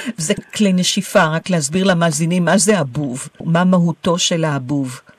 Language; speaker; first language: Hebrew; native; Hebrew